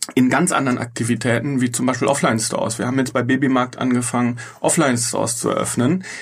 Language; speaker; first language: German; native; German